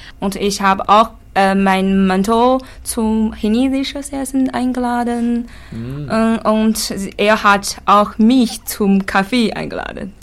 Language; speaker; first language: German; non-native, learner; Chinese